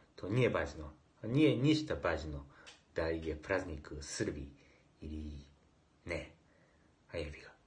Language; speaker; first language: Serbian; non-native, learner; Japanese